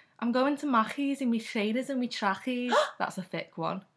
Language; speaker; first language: English; native; English